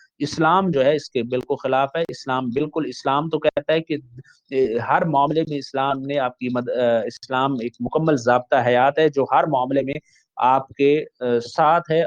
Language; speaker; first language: Urdu; non-native, local second language; Punjabi